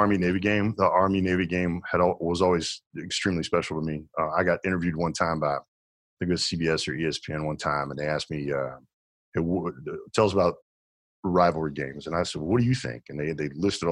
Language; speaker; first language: English; native; English